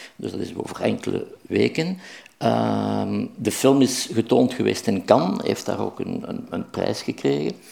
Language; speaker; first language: Dutch; native; Dutch